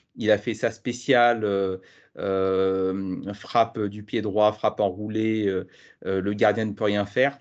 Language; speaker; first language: French; native; French